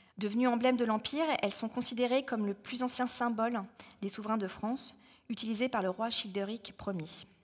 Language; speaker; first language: French; native; French